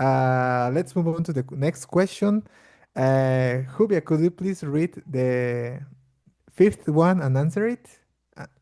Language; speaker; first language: English; non-native, fluent; Portuguese